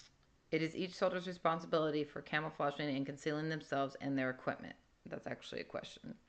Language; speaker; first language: English; native; English